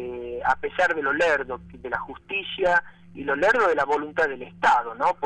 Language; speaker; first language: Spanish; native; Spanish